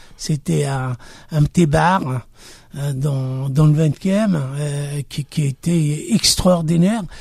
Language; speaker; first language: French; non-native, local second language; Kabyle